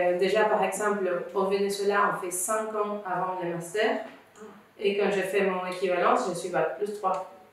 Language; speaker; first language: French; non-native, fluent; Spanish